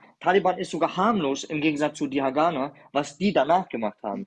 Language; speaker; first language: German; early bilingual, other home language; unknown